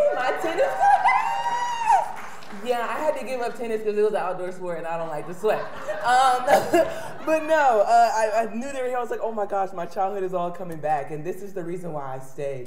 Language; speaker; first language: English; native; English